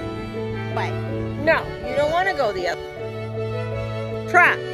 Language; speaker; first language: English; native; English